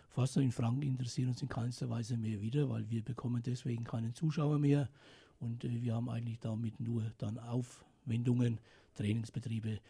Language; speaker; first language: German; native; German